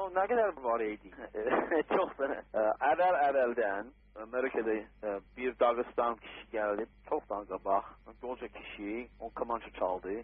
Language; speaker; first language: Azerbaijani; non-native, learner; English